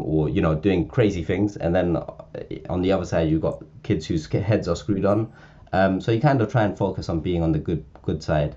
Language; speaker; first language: English; native; English